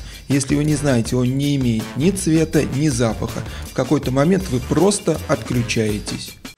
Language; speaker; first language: Russian; native; Russian